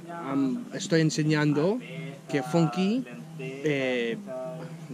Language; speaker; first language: Spanish; non-native, learner; English